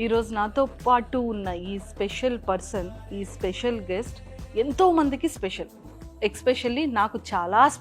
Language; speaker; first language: Telugu; native; Telugu